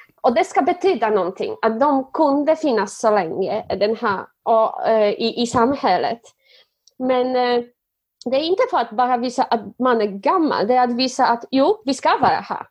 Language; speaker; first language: Swedish; non-native, fluent; Polish